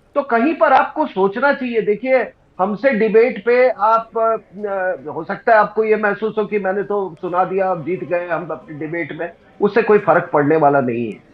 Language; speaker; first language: Hindi; native; Hindi